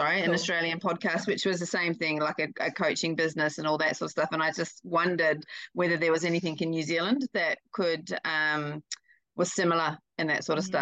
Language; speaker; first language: English; native; English